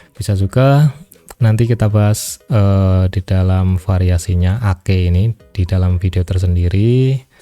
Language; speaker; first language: Indonesian; non-native, local second language; Javanese